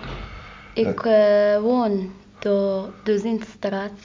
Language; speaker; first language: Dutch; non-native, learner; Arabic